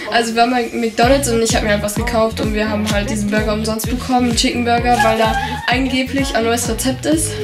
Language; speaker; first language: German; native; German